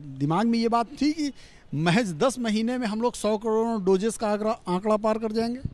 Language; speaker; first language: Hindi; native; Hindi